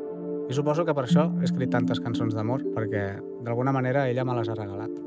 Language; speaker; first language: Catalan; native; Catalan